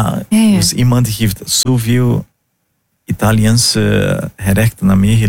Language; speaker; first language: Dutch; non-native, fluent; Portuguese